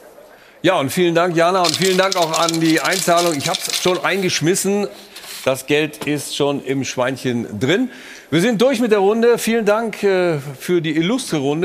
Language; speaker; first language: German; native; German